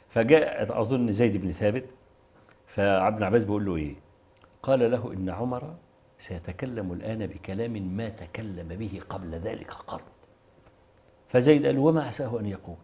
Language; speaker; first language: Arabic; native; Arabic